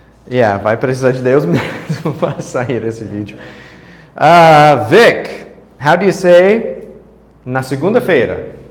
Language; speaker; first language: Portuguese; non-native, fluent; English